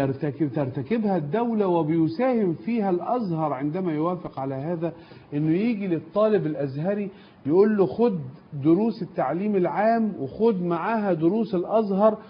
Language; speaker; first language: Arabic; native; Arabic